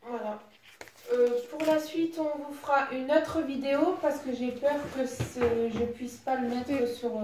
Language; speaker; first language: French; native; French